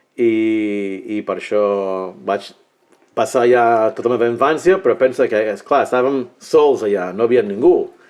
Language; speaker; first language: Catalan; early bilingual, heritage; Catalan